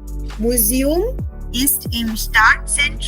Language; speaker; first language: German; non-native, fluent; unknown